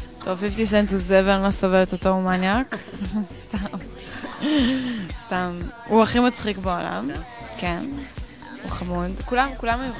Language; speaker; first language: Hebrew; native; Hebrew